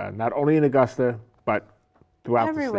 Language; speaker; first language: English; native; English